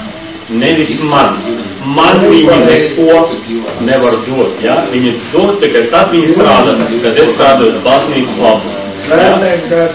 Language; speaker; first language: Latvian; non-native, local second language; Russian